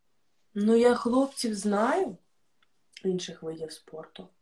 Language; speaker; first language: Ukrainian; non-native, local second language; Russian